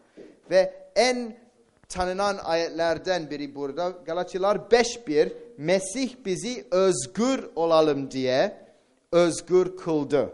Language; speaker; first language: Turkish; non-native, fluent; English